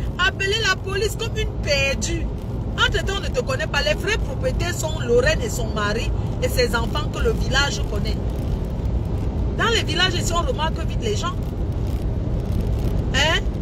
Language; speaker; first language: French; non-native, local second language; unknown